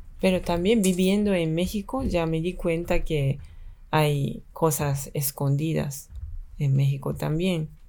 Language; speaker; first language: Spanish; non-native, fluent; Japanese